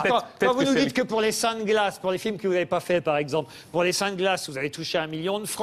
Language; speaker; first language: French; native; French